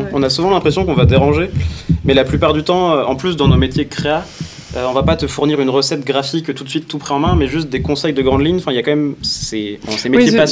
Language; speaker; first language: French; native; French